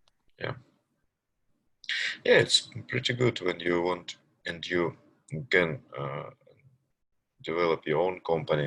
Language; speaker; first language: English; non-native, learner; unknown